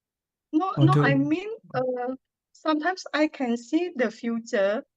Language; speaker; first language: English; non-native, learner; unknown